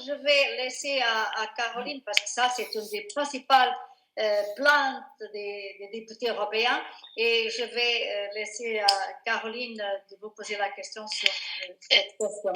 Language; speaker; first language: French; non-native, fluent; Portuguese